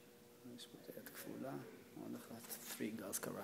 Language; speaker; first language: Hebrew; native; Hebrew